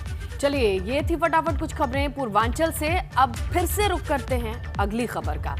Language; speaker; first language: Hindi; native; Hindi